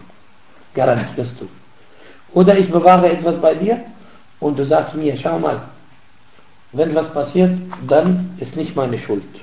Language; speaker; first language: German; non-native, fluent; Arabic